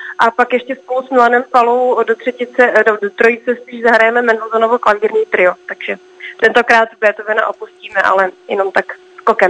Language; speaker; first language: Czech; native; Czech